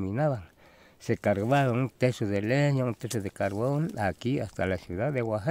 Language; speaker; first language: Spanish; non-native, local second language; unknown